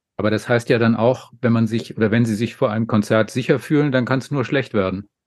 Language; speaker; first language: German; native; German